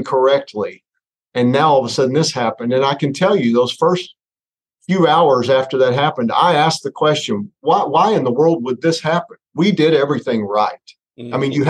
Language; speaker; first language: English; native; English